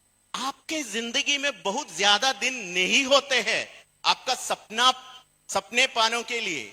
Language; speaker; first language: Hindi; non-native, local second language; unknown